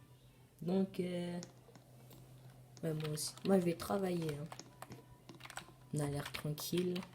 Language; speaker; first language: French; native; French